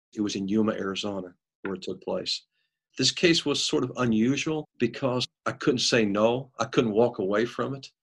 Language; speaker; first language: English; native; English